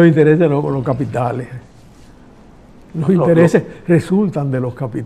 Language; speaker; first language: Spanish; native; Spanish